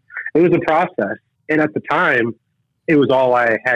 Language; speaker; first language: English; native; English